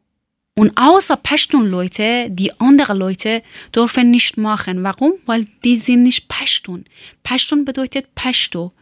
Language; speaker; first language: German; non-native, learner; Persian